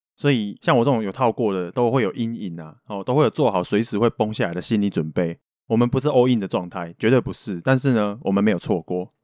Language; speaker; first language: Chinese; non-native, local second language; Min Nan Chinese